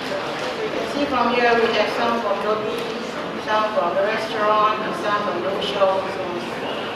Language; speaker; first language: English; non-native, local second language; Malay